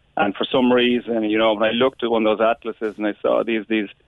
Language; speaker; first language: English; native; English